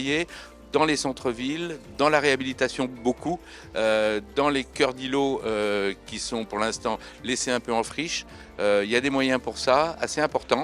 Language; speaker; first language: French; native; French